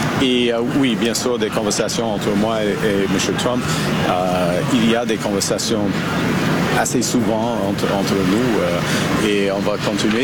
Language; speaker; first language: French; non-native, fluent; English